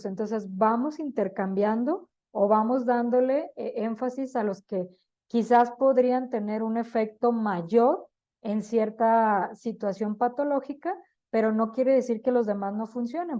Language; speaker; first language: Spanish; native; Spanish